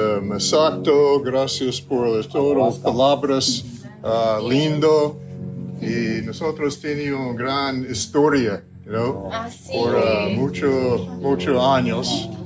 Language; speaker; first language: Spanish; non-native, learner; English